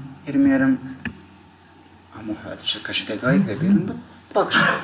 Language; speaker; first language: Persian; native; Persian